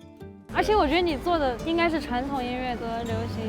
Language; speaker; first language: Chinese; native; Chinese